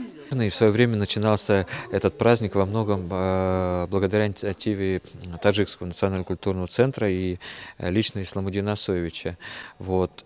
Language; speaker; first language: Russian; native; Russian